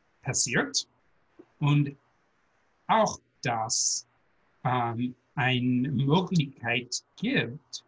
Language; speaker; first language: German; non-native, learner; English